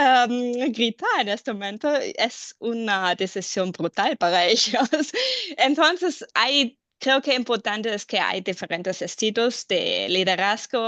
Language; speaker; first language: Spanish; non-native, fluent; German